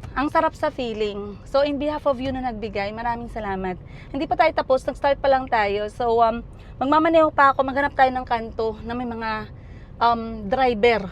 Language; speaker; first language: Filipino; non-native, local second language; Cebuano